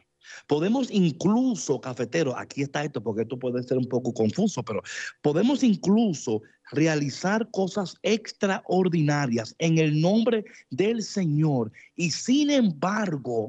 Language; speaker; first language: Spanish; native; Spanish